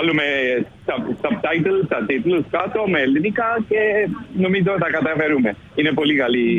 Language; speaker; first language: Greek; non-native, fluent; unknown